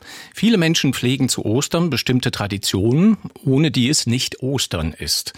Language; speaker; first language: German; native; German